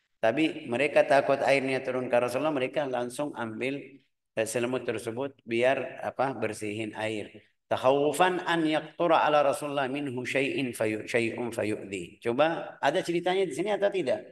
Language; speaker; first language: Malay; non-native, fluent; Arabic